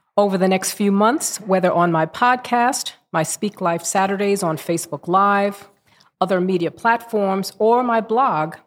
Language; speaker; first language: English; native; English